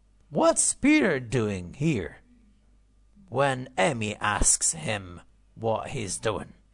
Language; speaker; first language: English; non-native, fluent; Persian